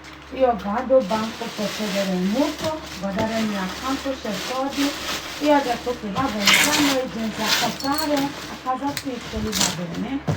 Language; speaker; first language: Italian; non-native, learner; Nigerian Pidgin